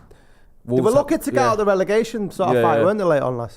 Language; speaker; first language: English; native; English